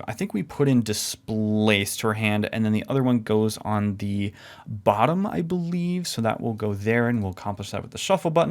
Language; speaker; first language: English; native; English